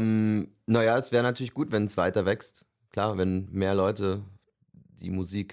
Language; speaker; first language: German; native; German